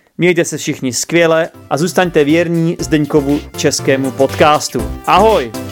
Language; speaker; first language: Czech; native; Czech